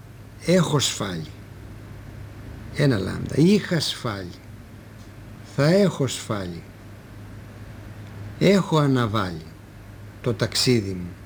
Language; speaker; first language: Greek; native; Greek